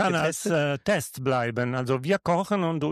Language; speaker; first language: German; non-native, learner; Italian